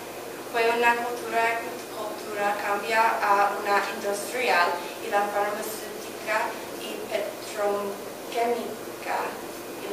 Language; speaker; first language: Spanish; non-native, learner; English